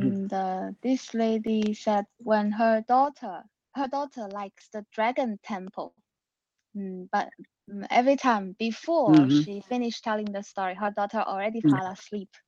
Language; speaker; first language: English; non-native, learner; Chinese